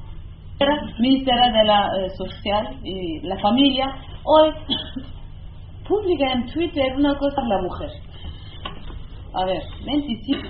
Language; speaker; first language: Spanish; non-native, learner; Kurdish